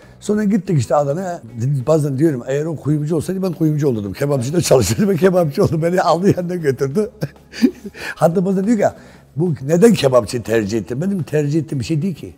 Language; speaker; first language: Turkish; non-native, local second language; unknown